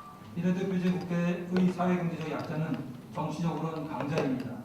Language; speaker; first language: Korean; native; Korean